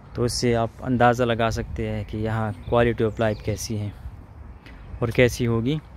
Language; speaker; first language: Urdu; native; Urdu